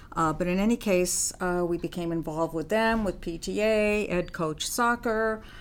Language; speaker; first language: English; early bilingual, other home language; Armenian